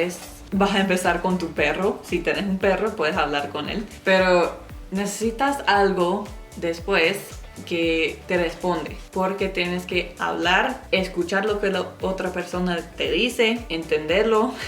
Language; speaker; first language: Spanish; non-native, fluent; English